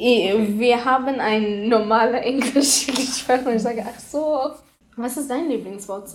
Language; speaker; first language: German; non-native, learner; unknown